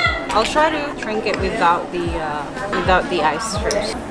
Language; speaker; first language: English; non-native, fluent; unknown